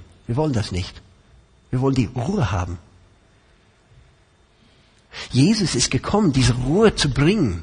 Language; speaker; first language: German; non-native, fluent; English